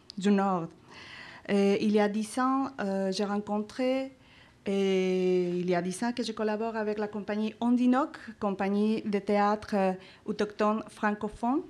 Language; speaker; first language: French; non-native, fluent; Spanish